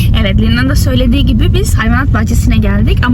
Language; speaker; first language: Turkish; early bilingual, heritage; Turkish